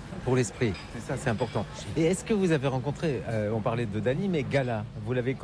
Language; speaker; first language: French; native; French